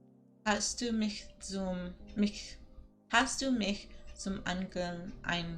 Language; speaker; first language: German; non-native, learner; Spanish